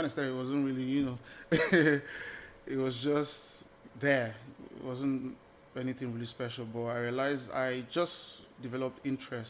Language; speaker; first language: English; non-native, local second language; Igbo